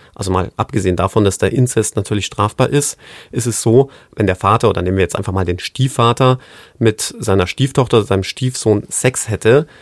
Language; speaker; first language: German; non-native, fluent; English